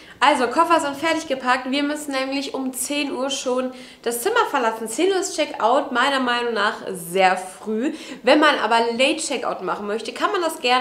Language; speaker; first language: German; native; German